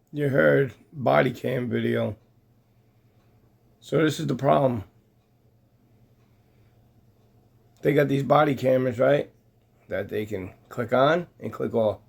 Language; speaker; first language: English; native; English